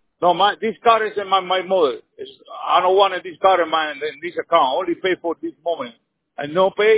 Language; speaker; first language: English; non-native, learner; Spanish